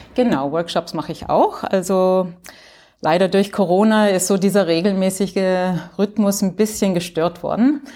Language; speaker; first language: German; early bilingual, heritage; English